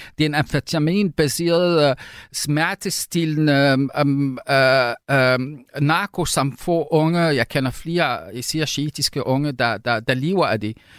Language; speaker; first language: Danish; non-native, fluent; Arabic